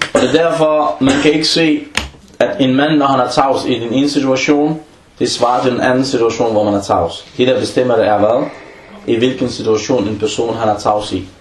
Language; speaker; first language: Danish; early bilingual, other home language; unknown